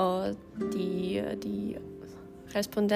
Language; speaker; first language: Danish; non-native, learner; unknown